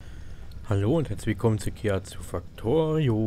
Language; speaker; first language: German; native; German